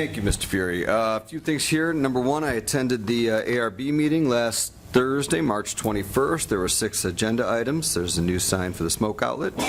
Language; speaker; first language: English; native; English